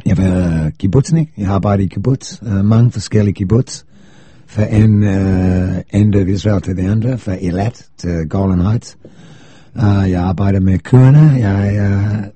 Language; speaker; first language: Danish; non-native, learner; English